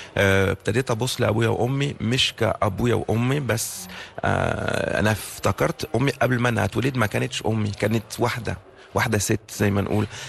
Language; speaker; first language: Arabic; early bilingual, heritage; Arabic